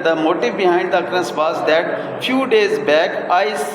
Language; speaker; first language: English; non-native, local second language; Urdu